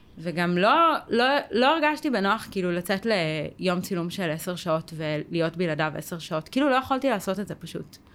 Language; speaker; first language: Hebrew; native; Hebrew